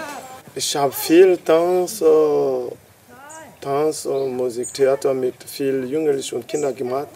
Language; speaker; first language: German; non-native, fluent; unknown